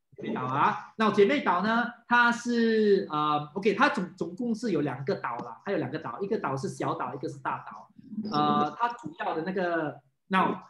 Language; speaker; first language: Chinese; non-native, local second language; English